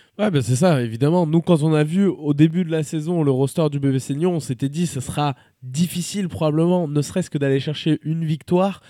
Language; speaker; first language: French; native; French